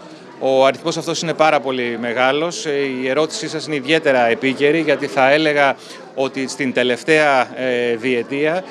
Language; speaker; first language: Greek; native; Greek